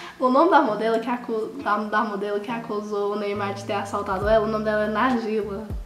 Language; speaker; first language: Portuguese; early bilingual, heritage; Portuguese